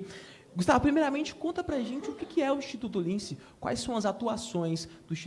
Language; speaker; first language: Portuguese; native; Portuguese